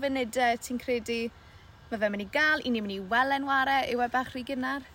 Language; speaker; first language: Welsh; native; Welsh